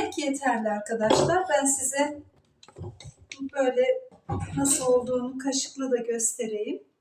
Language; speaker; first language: Turkish; native; Turkish